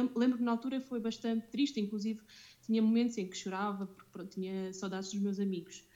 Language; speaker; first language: Portuguese; early bilingual, other home language; Romanian